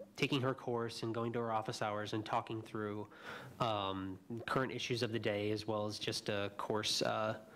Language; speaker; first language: English; native; English